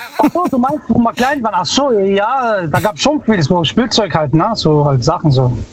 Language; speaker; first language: German; early bilingual, other home language; Italian